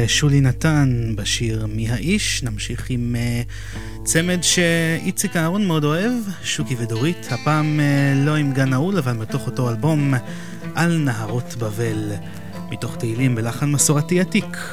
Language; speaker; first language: Hebrew; native; Hebrew